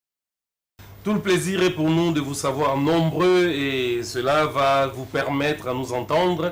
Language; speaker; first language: French; non-native, local second language; Lingala